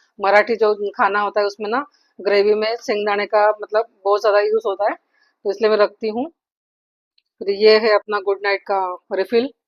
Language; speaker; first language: Hindi; non-native, local second language; Marathi